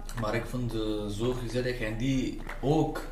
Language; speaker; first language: Dutch; non-native, learner; Pashto